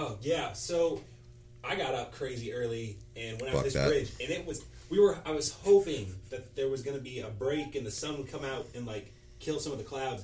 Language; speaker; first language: English; native; English